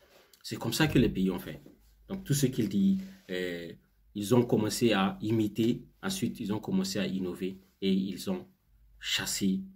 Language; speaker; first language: French; non-native, local second language; Hausa